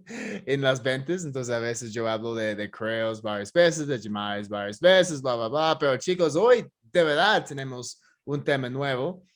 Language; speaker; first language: Spanish; non-native, fluent; English